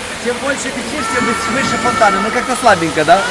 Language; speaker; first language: Russian; native; Russian